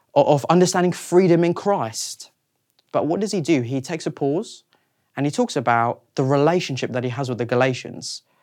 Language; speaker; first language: English; native; English